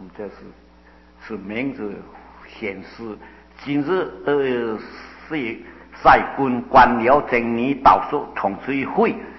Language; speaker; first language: Chinese; non-native, local second language; Cantonese